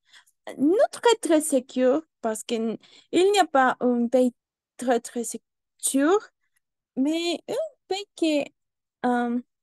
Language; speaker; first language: French; non-native, learner; Spanish